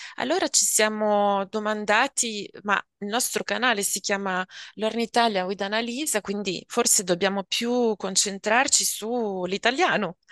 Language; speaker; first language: Italian; native; Italian